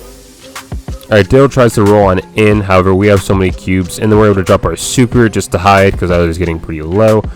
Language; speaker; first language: English; native; English